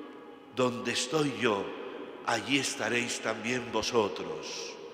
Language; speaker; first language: Spanish; native; Spanish